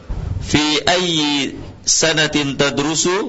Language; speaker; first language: Arabic; non-native, learner; Indonesian